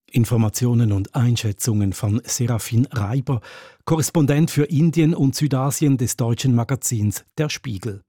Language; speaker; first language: German; native; German